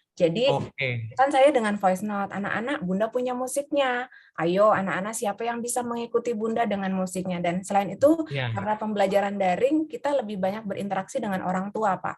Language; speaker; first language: Indonesian; native; Indonesian